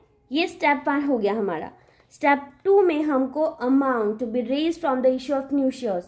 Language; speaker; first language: Hindi; native; Hindi